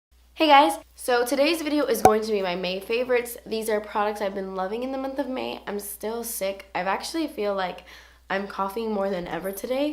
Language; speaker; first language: English; native; English